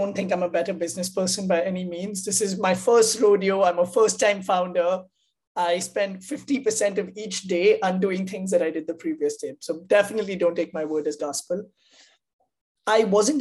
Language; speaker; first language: English; non-native, local second language; Hindi